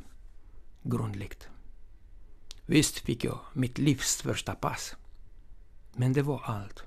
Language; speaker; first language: Swedish; non-native, fluent; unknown